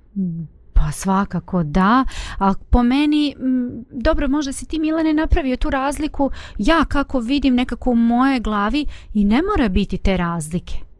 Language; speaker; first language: Bosnian; native; Bosnian